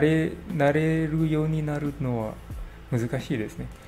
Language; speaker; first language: Japanese; non-native, learner; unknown